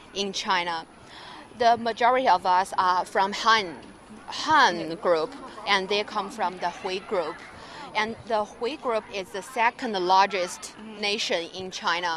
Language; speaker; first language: English; non-native, learner; Chinese